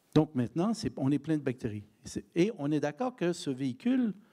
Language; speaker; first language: French; native; French